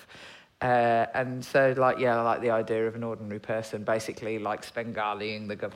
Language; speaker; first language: English; native; English